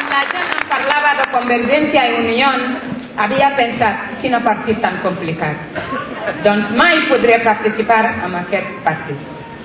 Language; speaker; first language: Catalan; non-native, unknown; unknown